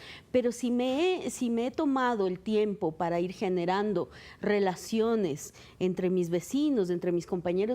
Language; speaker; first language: Spanish; native; Spanish